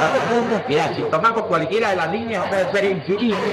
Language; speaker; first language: Spanish; native; Spanish